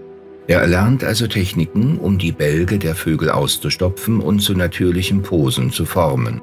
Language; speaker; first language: German; native; German